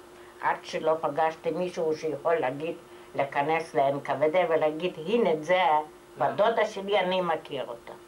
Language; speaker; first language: Hebrew; non-native, fluent; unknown